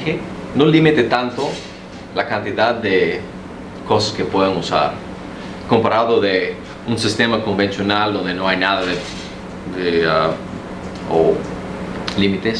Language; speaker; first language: Spanish; early bilingual, heritage; Spanish